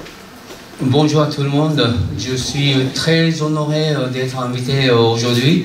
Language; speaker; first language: French; non-native, fluent; Japanese